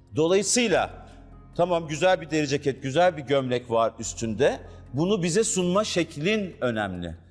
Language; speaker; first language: Turkish; native; Turkish